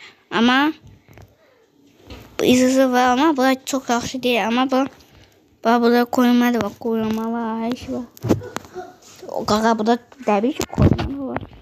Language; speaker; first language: Turkish; non-native, learner; Azerbaijani